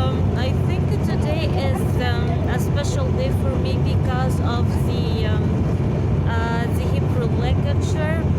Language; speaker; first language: English; non-native, learner; Arabic